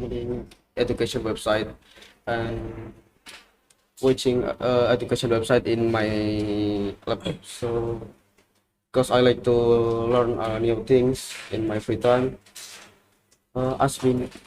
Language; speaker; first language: English; non-native, learner; Indonesian